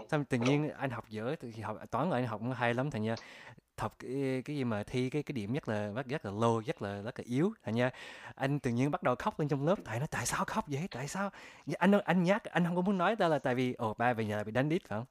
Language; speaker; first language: Vietnamese; early bilingual, heritage; Vietnamese